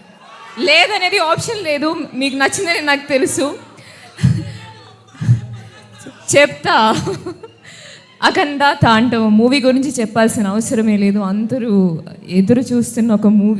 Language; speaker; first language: Telugu; non-native, local second language; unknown